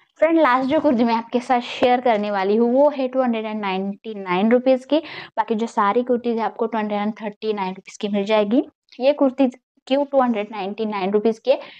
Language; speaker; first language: Hindi; non-native, local second language; Marathi